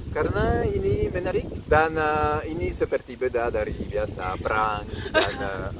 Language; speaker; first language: Indonesian; non-native, fluent; French